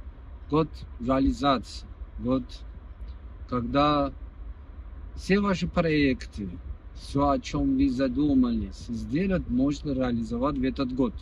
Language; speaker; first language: Russian; non-native, fluent; Persian